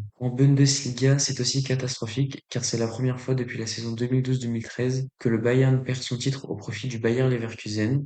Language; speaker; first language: French; native; French